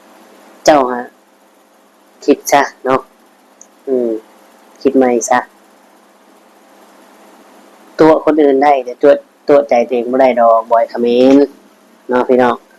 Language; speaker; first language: Thai; non-native, local second language; Lao